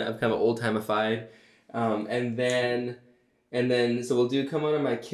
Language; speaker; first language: English; native; English